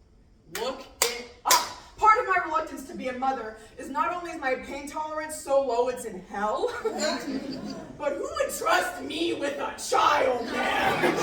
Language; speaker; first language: English; native; English